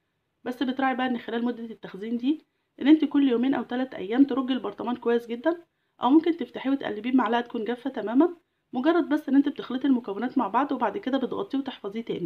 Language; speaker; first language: Arabic; native; Arabic